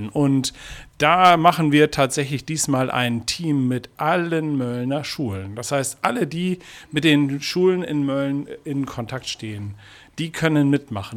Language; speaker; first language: German; native; German